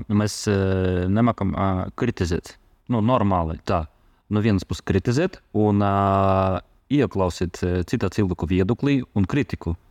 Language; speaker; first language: Latvian; non-native, local second language; Russian